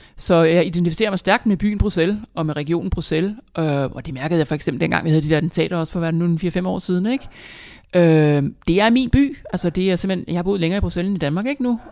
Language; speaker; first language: Danish; native; Danish